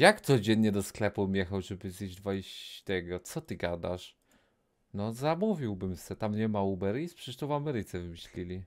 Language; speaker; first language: Polish; native; Polish